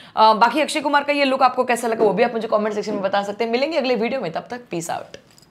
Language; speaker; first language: Hindi; non-native, local second language; Marathi